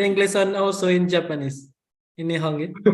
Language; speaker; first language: English; non-native, fluent; Indonesian